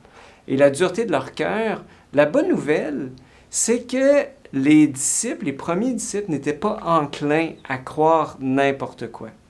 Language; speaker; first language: French; native; French